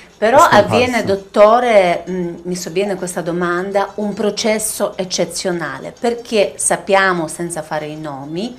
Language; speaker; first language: Italian; native; Italian